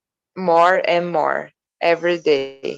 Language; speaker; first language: English; non-native, learner; Portuguese